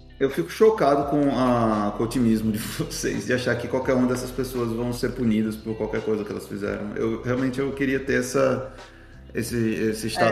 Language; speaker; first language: Portuguese; native; Portuguese